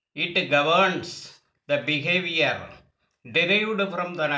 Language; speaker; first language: English; non-native, local second language; Tamil